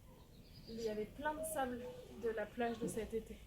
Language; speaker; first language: French; native; French